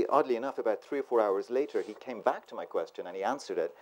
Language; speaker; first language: English; native; English